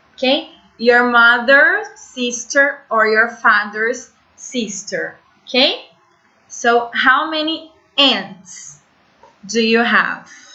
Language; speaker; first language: English; non-native, fluent; Portuguese